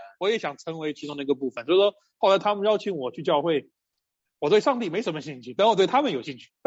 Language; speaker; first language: Chinese; native; Chinese